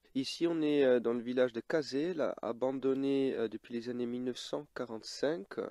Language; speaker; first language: French; early bilingual, other home language; Dutch